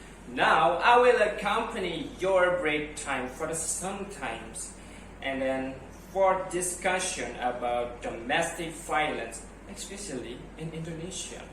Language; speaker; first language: English; non-native, learner; Indonesian